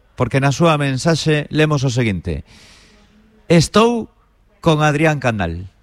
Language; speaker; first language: Galician; native; Galician